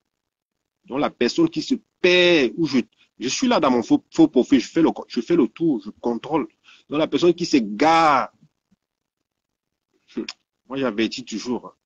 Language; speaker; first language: French; native; French